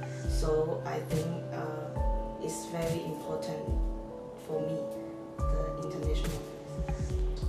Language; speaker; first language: English; non-native, learner; Chinese